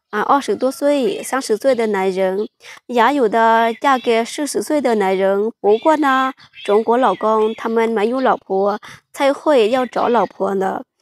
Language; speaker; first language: Chinese; non-native, fluent; Hmong